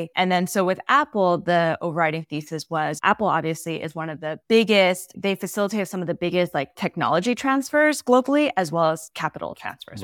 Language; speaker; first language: English; native; English